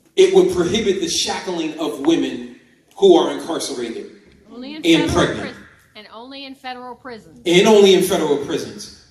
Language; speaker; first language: English; native; English